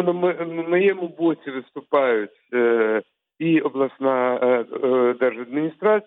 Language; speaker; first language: Ukrainian; non-native, local second language; Russian